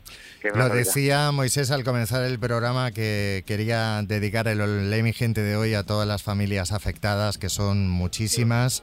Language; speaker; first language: Spanish; native; Spanish